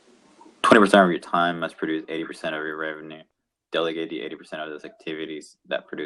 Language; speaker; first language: English; non-native, local second language; Spanish